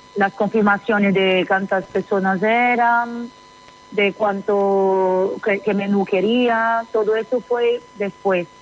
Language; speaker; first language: Spanish; non-native, fluent; Portuguese